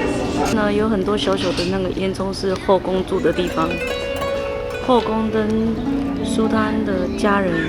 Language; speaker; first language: Chinese; native; Chinese